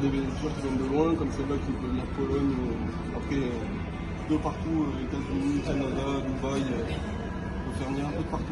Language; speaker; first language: French; native; French